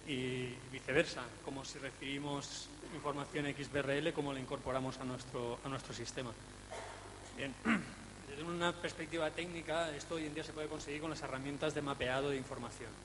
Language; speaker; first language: Spanish; native; Spanish